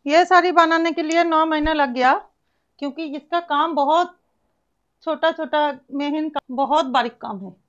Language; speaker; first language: Hindi; non-native, local second language; Bangla